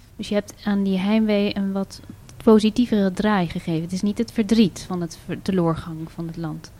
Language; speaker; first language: Dutch; native; Dutch